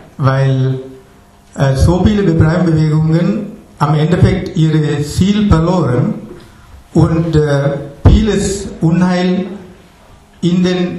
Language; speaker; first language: German; non-native, learner; Tamil